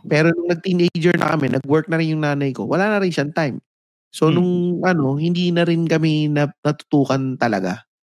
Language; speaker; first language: Filipino; native; Filipino